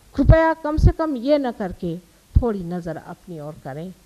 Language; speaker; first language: Hindi; non-native, local second language; Marathi